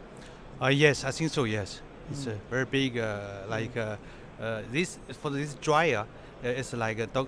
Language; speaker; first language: English; non-native, fluent; Chinese